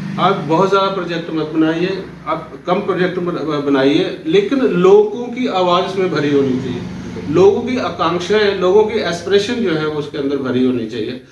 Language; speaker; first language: Hindi; non-native, local second language; Dogri